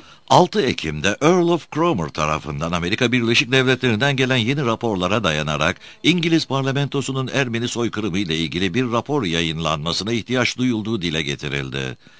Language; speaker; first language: Turkish; native; Turkish